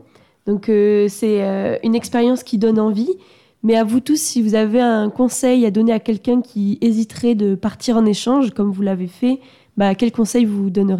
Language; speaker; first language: French; native; French